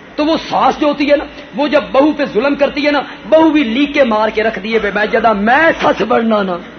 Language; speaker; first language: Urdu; non-native, local second language; Punjabi